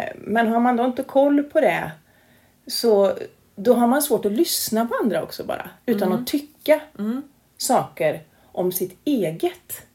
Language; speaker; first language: Swedish; native; Swedish